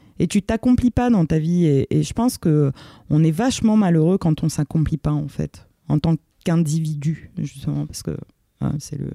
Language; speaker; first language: French; early bilingual, other home language; Romanian